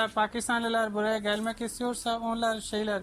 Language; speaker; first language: Turkish; non-native, learner; Urdu